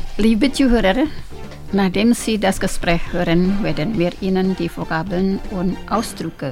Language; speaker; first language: German; non-native, fluent; Indonesian